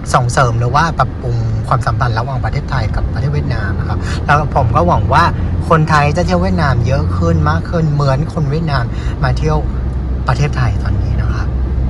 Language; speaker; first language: Thai; non-native, fluent; Vietnamese